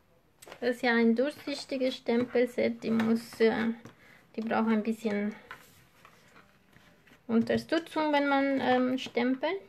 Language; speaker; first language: German; non-native, fluent; Spanish